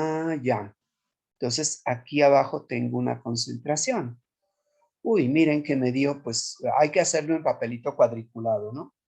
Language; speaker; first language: Spanish; native; Spanish